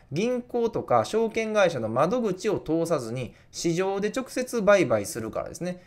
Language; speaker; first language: Japanese; native; Japanese